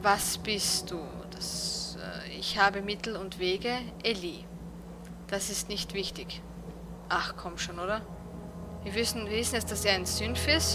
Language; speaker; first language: German; native; German